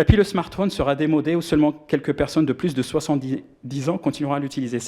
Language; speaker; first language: French; non-native, local second language; Arabic